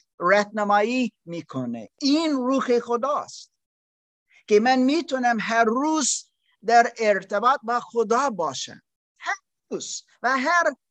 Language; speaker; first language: Persian; non-native, learner; German